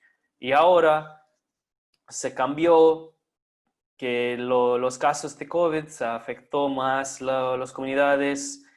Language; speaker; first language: Spanish; non-native, fluent; English